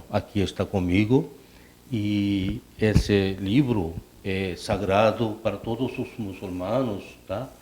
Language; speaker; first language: Portuguese; non-native, fluent; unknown